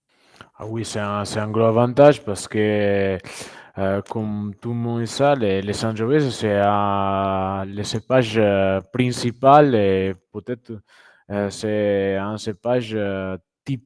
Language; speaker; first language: French; non-native, fluent; Italian